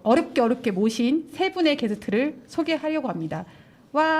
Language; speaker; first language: Korean; native; Korean